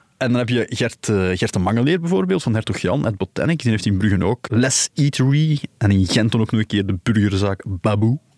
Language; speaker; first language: Dutch; native; Dutch